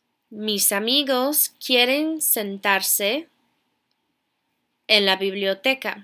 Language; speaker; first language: Spanish; non-native, fluent; English